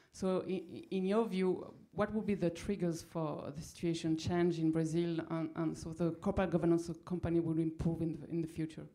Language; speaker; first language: English; non-native, fluent; French